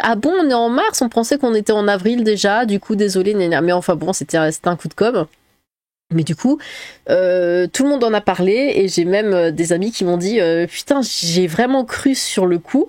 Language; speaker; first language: French; native; French